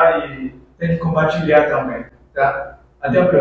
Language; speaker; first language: Portuguese; non-native, fluent; Haitian Creole